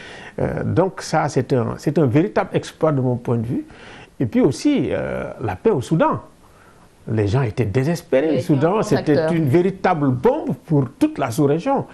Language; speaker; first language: French; non-native, local second language; Wolof